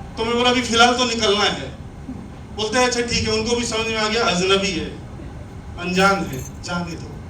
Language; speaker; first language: Hindi; native; Hindi